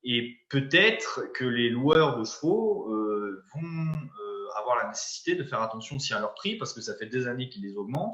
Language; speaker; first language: French; native; French